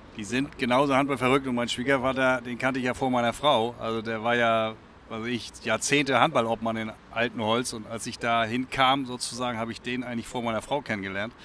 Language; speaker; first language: German; native; German